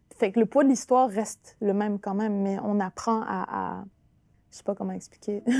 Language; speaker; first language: French; non-native, local second language; Innu-aimun